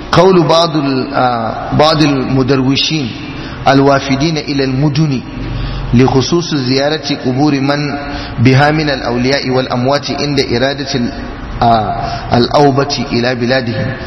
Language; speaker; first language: Arabic; non-native, fluent; Hausa